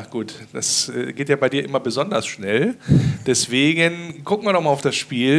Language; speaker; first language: German; native; German